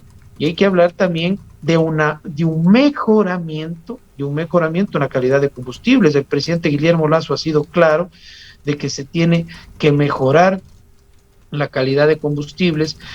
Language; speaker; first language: Spanish; native; Spanish